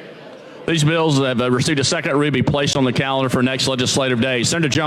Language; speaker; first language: English; native; English